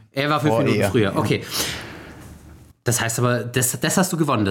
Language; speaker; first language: German; native; German